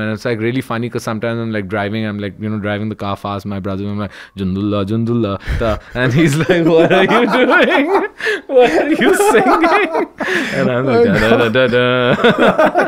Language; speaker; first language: English; early bilingual, other home language; Urdu